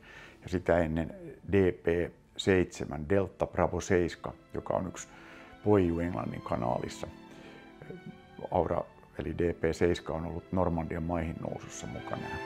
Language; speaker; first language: Finnish; native; Finnish